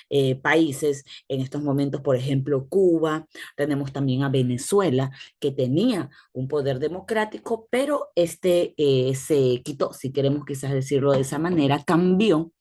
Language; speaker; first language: Spanish; native; Spanish